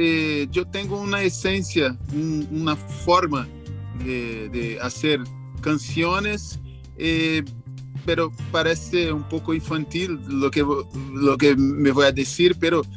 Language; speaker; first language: Spanish; non-native, learner; Portuguese